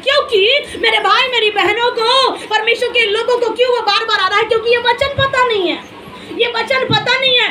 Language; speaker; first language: Hindi; native; Hindi